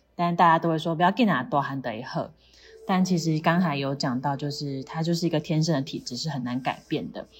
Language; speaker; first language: Chinese; native; Chinese